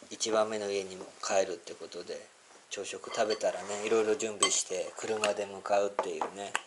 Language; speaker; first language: Japanese; native; Japanese